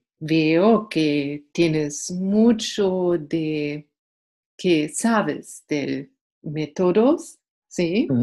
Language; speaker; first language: Spanish; non-native, fluent; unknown